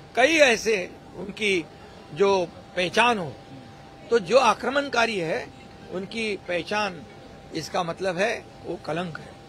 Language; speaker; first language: Hindi; non-native, local second language; Marathi